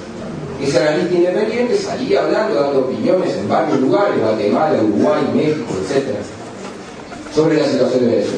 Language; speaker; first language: Spanish; native; Spanish